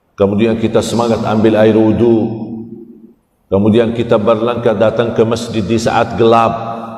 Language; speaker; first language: Malay; non-native, fluent; Arabic